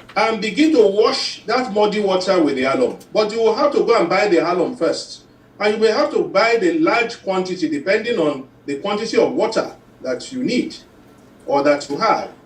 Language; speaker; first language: English; non-native, local second language; Yoruba